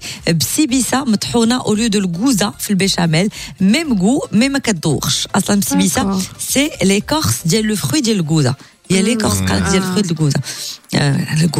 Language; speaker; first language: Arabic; native; Arabic